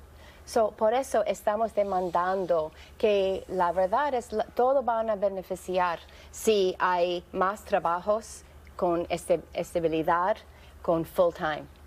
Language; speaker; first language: Spanish; non-native, fluent; English